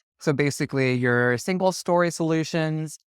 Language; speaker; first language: English; native; English